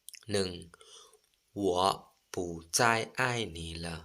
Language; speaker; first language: Chinese; non-native, fluent; Lao